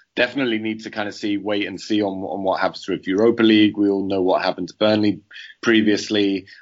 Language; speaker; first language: English; native; English